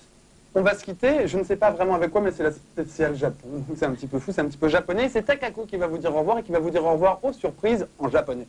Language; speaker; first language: French; native; French